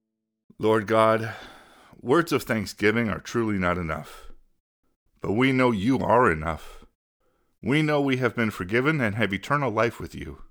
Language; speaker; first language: English; native; English